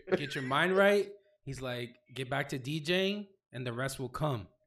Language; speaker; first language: English; native; English